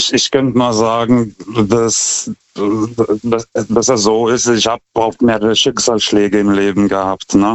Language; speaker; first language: German; non-native, fluent; Lithuanian